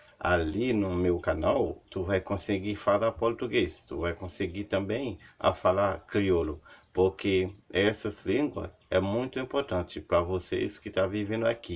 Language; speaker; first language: Portuguese; non-native, learner; Haitian Creole